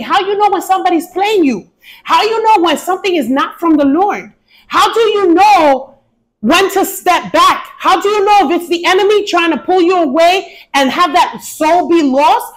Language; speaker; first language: English; early bilingual, other home language; Spanish